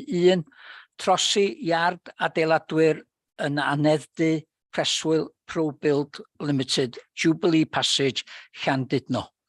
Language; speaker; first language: Welsh; native; Welsh